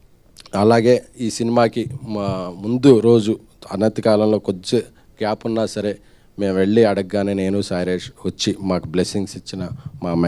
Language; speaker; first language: Telugu; native; Telugu